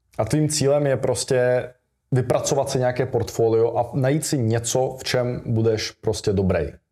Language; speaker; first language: Czech; early bilingual, other home language; Russian